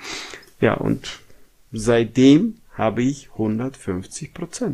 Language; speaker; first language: German; non-native, fluent; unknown